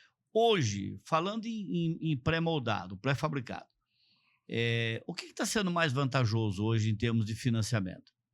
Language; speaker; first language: Portuguese; native; Portuguese